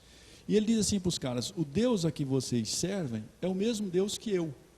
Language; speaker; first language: Portuguese; native; Portuguese